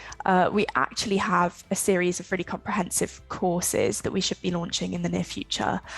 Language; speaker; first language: English; native; English